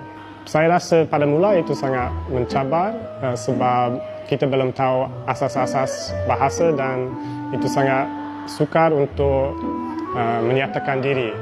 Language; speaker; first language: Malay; non-native, fluent; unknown